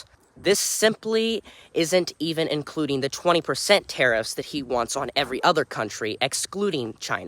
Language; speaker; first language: English; native; English